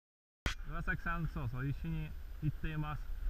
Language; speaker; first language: Japanese; non-native, learner; Russian